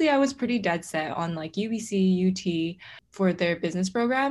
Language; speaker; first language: English; non-native, local second language; Cantonese